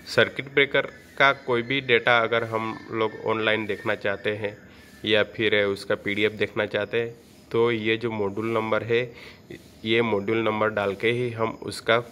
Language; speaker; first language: Hindi; non-native, local second language; Gujarati